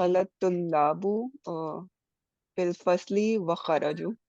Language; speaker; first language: Arabic; non-native, learner; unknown